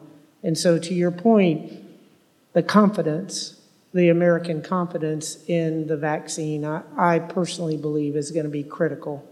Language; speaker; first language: English; native; English